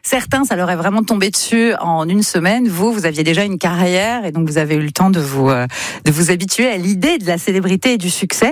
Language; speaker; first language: French; native; French